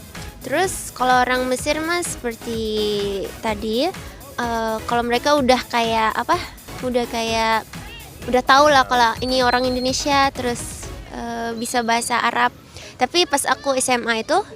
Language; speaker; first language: Indonesian; early bilingual, heritage; Indonesian